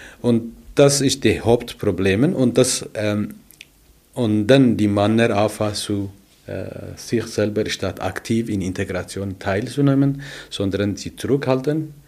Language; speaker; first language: German; non-native, learner; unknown